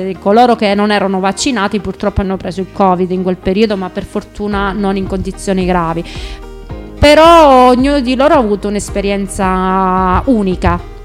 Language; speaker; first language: Italian; native; Italian